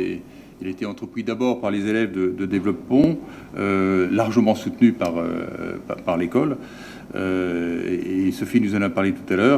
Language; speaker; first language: French; native; French